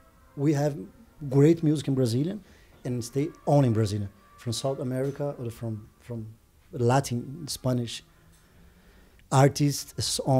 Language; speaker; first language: English; non-native, learner; Portuguese